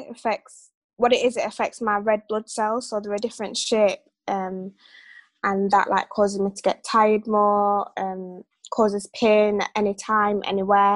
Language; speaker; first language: English; native; English